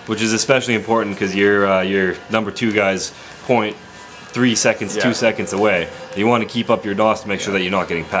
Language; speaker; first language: English; native; English